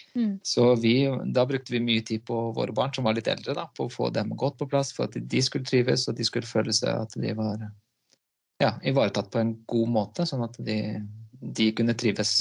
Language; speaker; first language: Norwegian; native; Norwegian